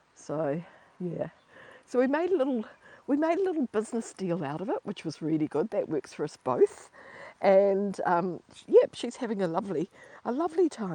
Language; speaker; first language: English; native; English